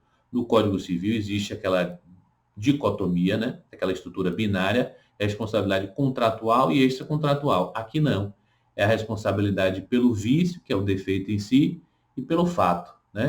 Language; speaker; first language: Portuguese; native; Portuguese